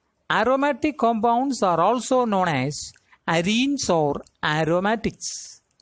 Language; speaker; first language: English; non-native, local second language; Malayalam